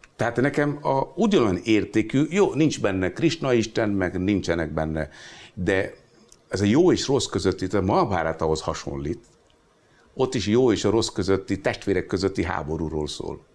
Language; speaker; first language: Hungarian; non-native, fluent; Hindi